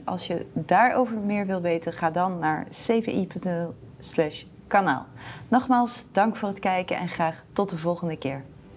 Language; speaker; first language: Dutch; native; Dutch